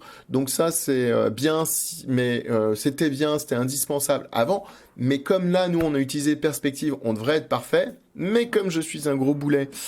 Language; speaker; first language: French; native; French